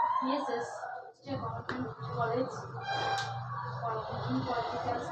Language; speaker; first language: English; non-native, local second language; Bangla